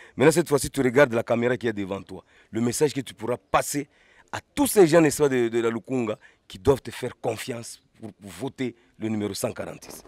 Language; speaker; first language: French; non-native, local second language; Lingala